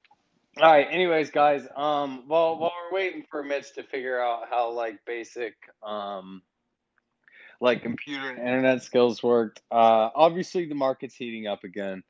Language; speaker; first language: English; native; English